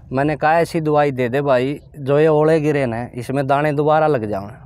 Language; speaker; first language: Hindi; native; Hindi